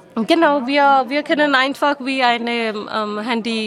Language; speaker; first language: German; non-native, learner; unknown